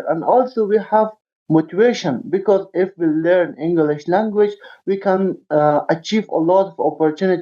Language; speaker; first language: English; non-native, learner; Persian